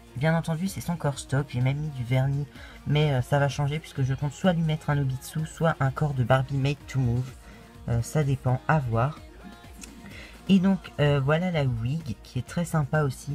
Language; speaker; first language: French; native; French